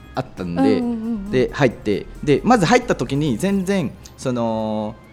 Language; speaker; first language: Japanese; non-native, fluent; Malay